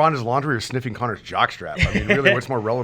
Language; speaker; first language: English; native; English